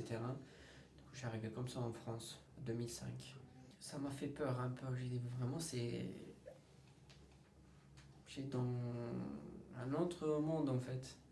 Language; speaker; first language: French; non-native, learner; Turkish